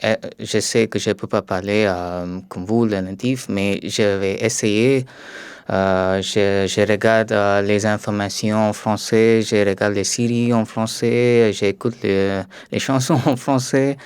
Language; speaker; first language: French; non-native, learner; Tamil